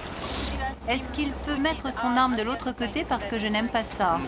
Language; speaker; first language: French; native; French